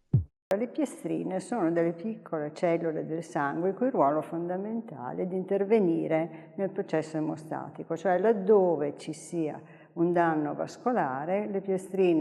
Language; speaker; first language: Italian; native; Italian